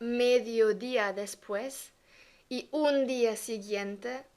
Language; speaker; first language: Spanish; non-native, fluent; German